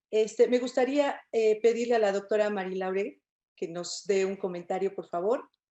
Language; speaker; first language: Spanish; native; Spanish